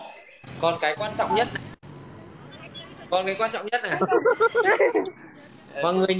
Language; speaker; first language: Vietnamese; native; Vietnamese